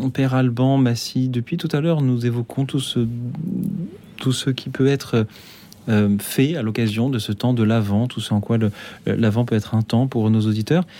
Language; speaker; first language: French; native; French